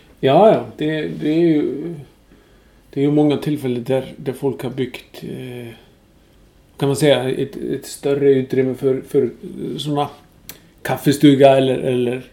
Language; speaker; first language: Swedish; non-native, fluent; Icelandic